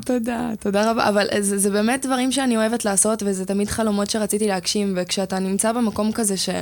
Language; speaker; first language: Hebrew; early bilingual, other home language; Russian